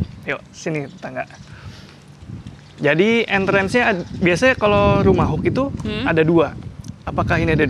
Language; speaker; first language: Indonesian; native; Indonesian